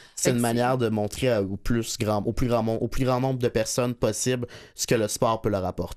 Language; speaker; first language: French; native; French